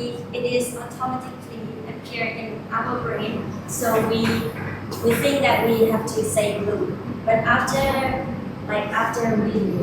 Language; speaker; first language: English; non-native, learner; Malay